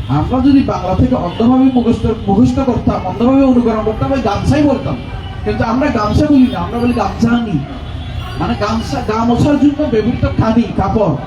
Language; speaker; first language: Bangla; non-native, local second language; Chakma